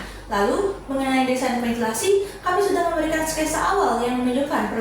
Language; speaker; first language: Indonesian; native; Indonesian